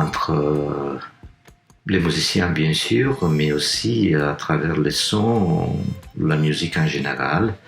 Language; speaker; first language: French; non-native, fluent; Italian